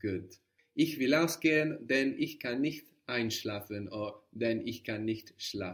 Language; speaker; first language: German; non-native, fluent; English